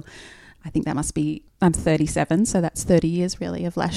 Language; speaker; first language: English; native; English